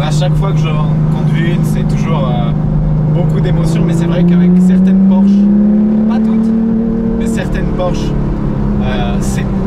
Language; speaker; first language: French; native; French